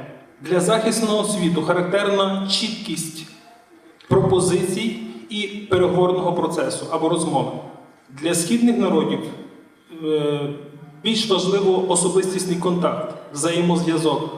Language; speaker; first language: Ukrainian; native; Ukrainian